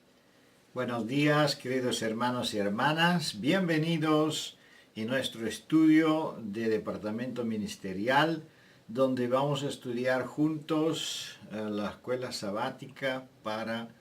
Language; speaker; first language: Spanish; non-native, fluent; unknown